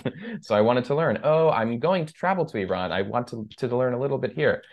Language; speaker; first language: English; early bilingual, other home language; Persian